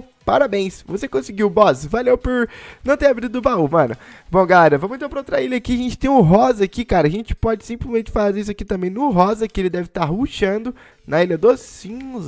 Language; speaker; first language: Portuguese; native; Portuguese